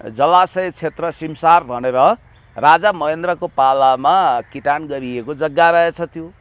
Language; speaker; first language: Nepali; native; Nepali